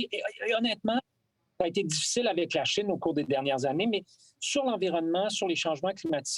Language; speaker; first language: French; native; French